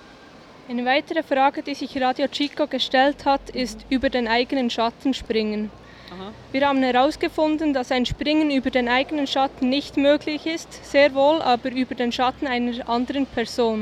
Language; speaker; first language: German; native; German